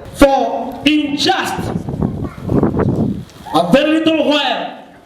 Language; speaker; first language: English; non-native, local second language; Swahili